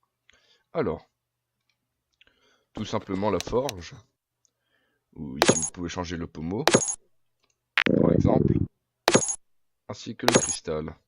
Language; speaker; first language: French; native; French